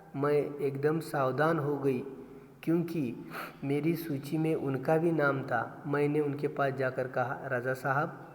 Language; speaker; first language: Hindi; non-native, local second language; Marathi